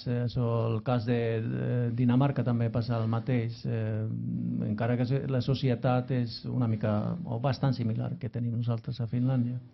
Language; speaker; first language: Catalan; non-native, fluent; Finnish